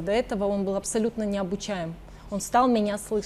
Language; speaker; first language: Russian; native; Russian